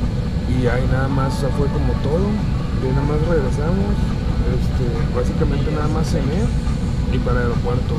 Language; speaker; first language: Spanish; native; Spanish